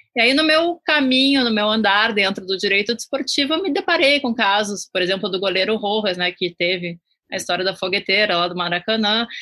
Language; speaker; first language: Portuguese; native; Portuguese